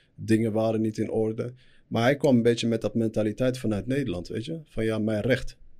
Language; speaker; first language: Dutch; early bilingual, other home language; Arabic